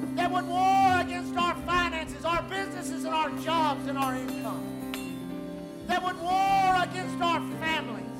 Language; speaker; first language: English; native; English